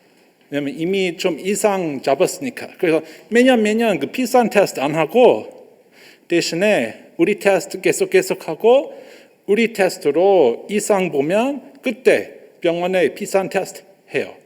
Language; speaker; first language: Korean; non-native, learner; English